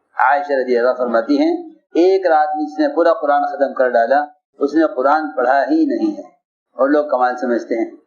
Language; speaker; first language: Urdu; native; Urdu